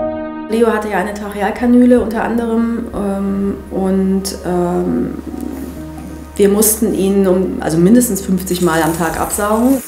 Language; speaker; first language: German; native; German